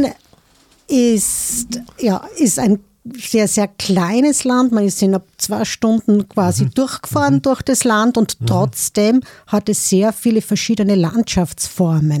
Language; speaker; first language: German; native; German